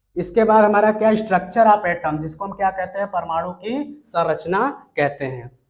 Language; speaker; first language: Hindi; native; Hindi